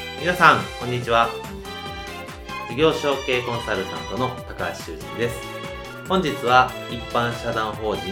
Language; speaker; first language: Japanese; native; Japanese